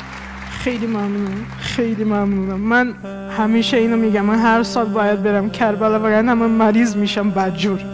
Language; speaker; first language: Persian; non-native, fluent; Portuguese